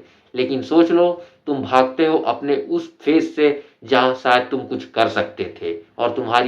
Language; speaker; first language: Hindi; native; Hindi